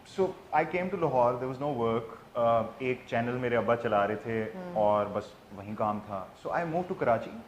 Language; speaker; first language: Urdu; early bilingual, heritage; Urdu